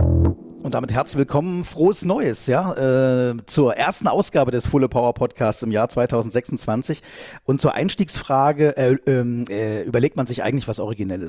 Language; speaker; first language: German; native; German